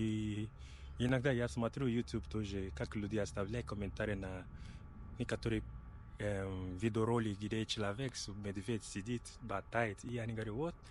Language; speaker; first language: Russian; non-native, learner; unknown